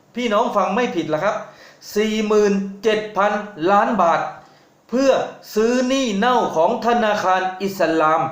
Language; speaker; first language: Thai; native; Thai